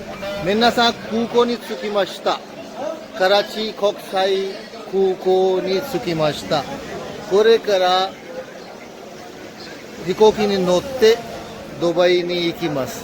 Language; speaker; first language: Japanese; non-native, fluent; Urdu